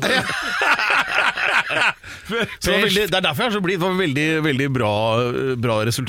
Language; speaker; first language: Norwegian; native; Norwegian